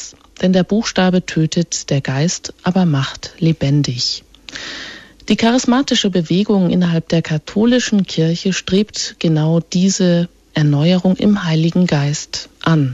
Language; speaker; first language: German; native; German